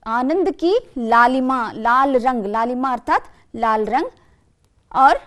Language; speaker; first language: Hindi; non-native, local second language; Kannada